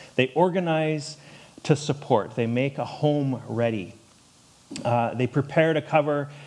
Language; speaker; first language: English; native; English